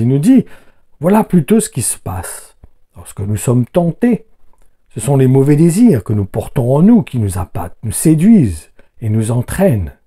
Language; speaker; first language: French; native; French